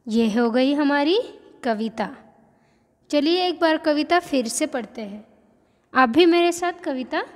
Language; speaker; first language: Hindi; non-native, local second language; Marathi